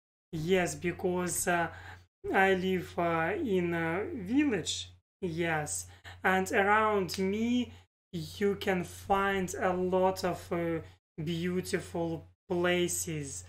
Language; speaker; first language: English; non-native, learner; Russian